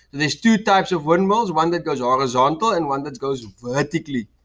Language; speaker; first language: English; non-native, local second language; Afrikaans